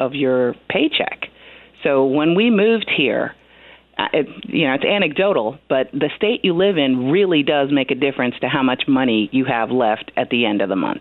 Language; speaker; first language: English; native; English